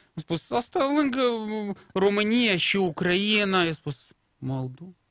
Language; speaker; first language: Romanian; non-native, local second language; Russian